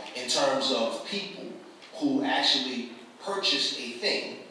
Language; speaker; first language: English; native; English